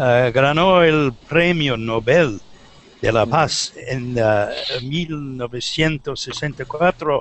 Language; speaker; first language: Spanish; non-native, learner; English